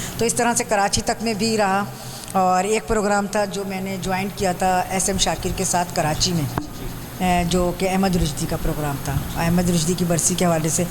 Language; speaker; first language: Urdu; native; Urdu